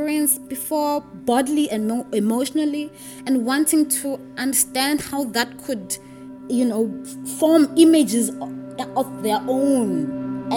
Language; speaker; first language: English; non-native, local second language; Xhosa